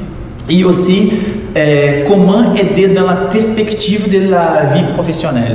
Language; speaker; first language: French; non-native, fluent; Portuguese